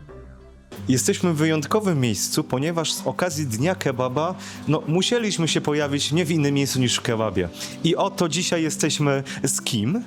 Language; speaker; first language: Polish; native; Polish